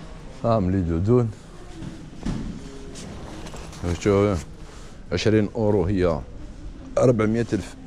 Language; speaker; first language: Arabic; native; Arabic